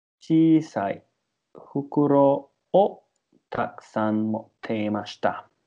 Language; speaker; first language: Japanese; non-native, learner; English